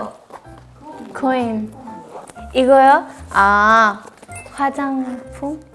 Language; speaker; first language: Korean; non-native, learner; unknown